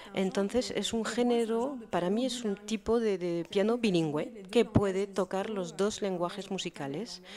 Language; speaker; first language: Spanish; non-native, fluent; French